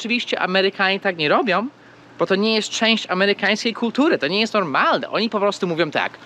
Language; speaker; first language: Polish; early bilingual, heritage; Polish